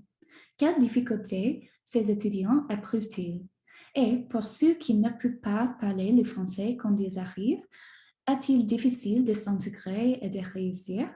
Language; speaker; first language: French; non-native, learner; English